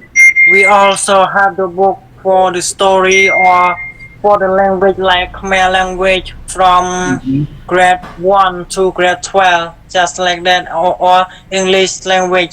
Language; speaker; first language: English; non-native, learner; Khmer